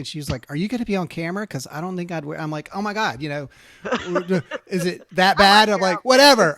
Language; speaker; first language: English; native; English